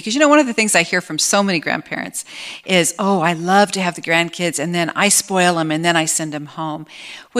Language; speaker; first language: English; native; English